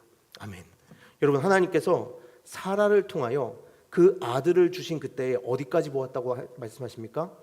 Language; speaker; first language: Korean; native; Korean